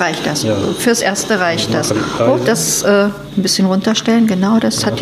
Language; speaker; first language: German; native; German